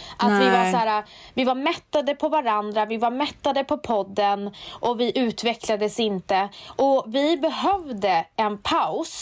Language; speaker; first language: Swedish; native; Swedish